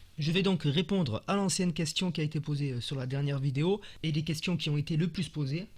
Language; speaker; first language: French; native; French